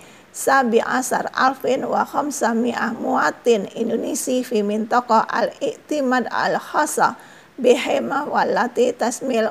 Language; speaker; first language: Arabic; non-native, fluent; Indonesian